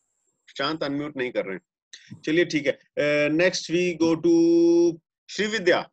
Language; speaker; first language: Hindi; native; Hindi